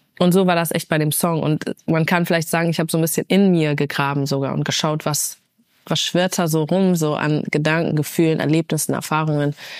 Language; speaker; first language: German; native; German